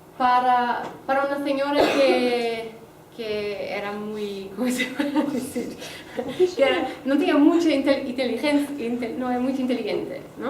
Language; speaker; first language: Spanish; non-native, fluent; Portuguese